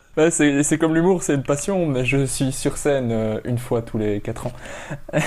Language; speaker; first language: French; native; French